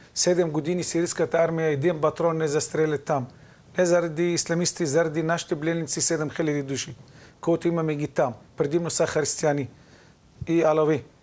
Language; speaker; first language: Bulgarian; non-native, fluent; Arabic